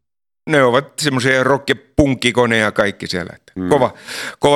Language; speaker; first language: Finnish; non-native, learner; Estonian